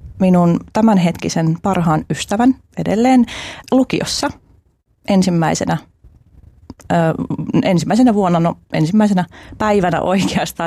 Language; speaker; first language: Finnish; early bilingual, other home language; Albanian